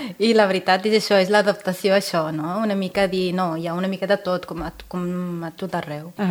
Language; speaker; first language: Catalan; non-native, fluent; Arabic